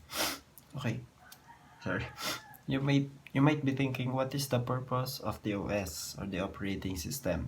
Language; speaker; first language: English; non-native, local second language; Filipino